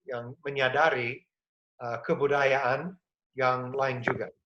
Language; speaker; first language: Indonesian; non-native, fluent; English